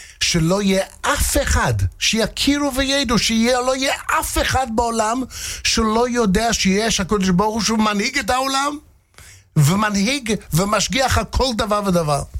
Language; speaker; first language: Hebrew; non-native, fluent; English